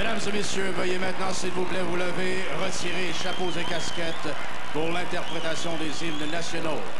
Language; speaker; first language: French; native; French